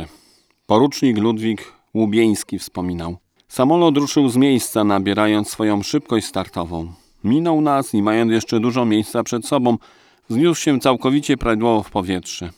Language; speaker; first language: Polish; native; Polish